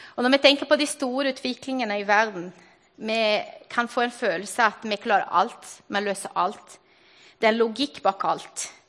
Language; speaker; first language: Norwegian; non-native, fluent; Portuguese